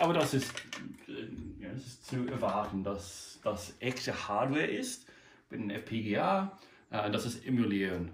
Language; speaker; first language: German; non-native, learner; English